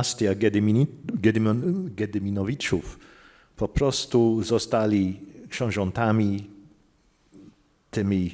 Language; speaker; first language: Polish; non-native, fluent; English